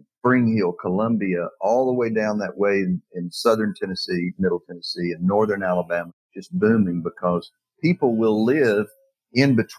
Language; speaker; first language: English; native; English